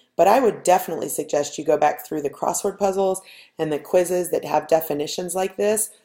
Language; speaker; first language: English; native; English